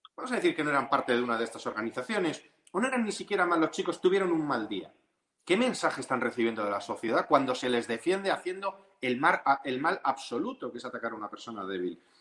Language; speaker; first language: Spanish; native; Spanish